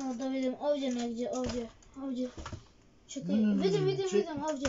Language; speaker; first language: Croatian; early bilingual, heritage; Croatian